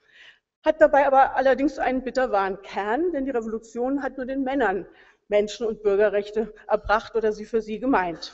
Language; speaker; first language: German; native; German